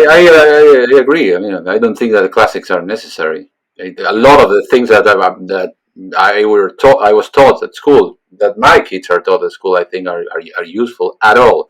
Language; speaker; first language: English; non-native, fluent; Spanish